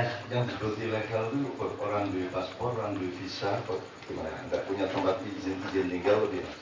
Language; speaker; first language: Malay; non-native, local second language; Javanese